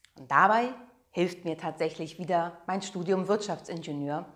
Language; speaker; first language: German; native; German